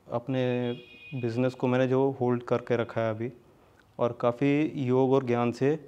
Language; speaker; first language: Hindi; native; Hindi